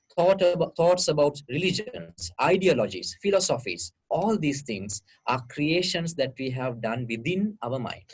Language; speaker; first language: English; non-native, local second language; Sinhala